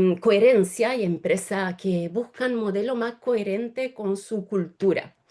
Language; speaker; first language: Spanish; non-native, fluent; Italian